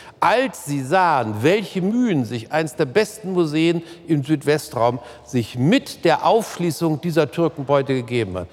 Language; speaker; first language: German; native; German